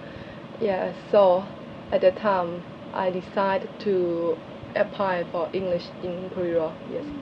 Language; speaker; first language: English; non-native, learner; Thai